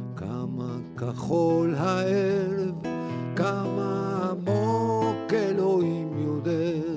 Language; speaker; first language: Hebrew; non-native, fluent; Spanish